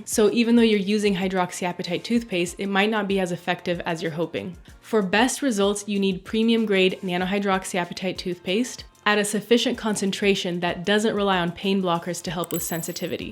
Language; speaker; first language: English; native; English